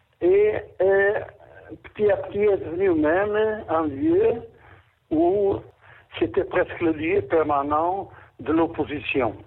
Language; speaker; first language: French; non-native, fluent; Portuguese